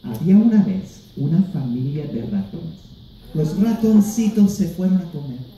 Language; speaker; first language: Spanish; early bilingual, other home language; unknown